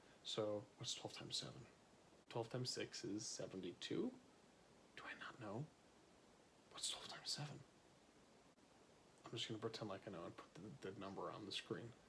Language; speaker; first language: English; native; English